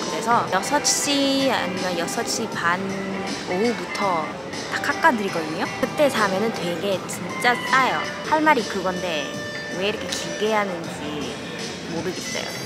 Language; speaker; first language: Korean; non-native, fluent; Malay